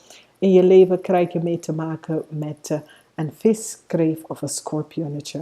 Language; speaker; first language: Dutch; non-native, fluent; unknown